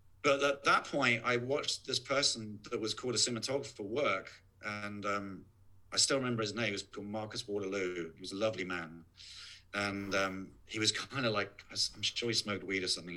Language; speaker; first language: English; native; English